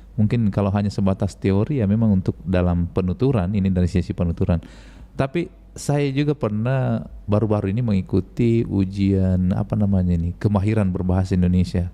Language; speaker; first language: Indonesian; native; Indonesian